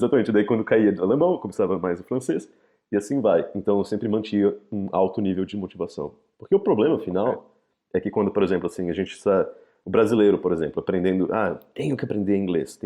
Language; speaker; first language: Portuguese; native; Portuguese